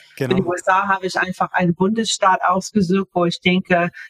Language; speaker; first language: German; non-native, fluent; English